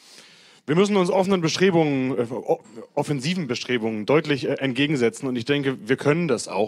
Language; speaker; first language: German; native; German